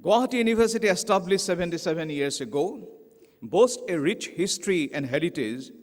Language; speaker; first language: English; non-native, local second language; Assamese